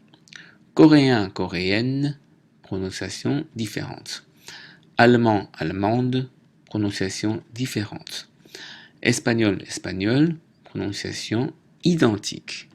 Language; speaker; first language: French; native; French